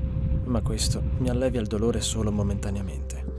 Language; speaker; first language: Italian; native; Italian